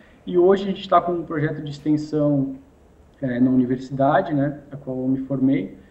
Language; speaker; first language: Portuguese; native; Portuguese